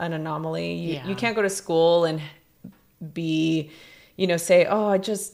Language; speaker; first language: English; native; English